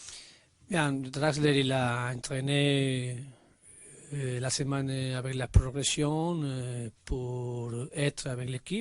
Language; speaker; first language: French; non-native, learner; Spanish